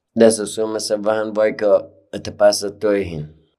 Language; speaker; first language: Finnish; non-native, learner; Persian